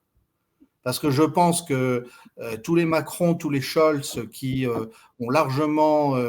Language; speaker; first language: French; native; French